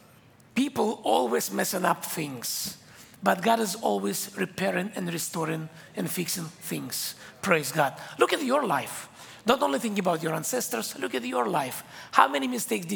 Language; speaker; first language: English; non-native, fluent; Hebrew